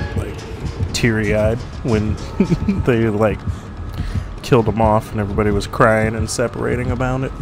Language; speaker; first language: English; native; English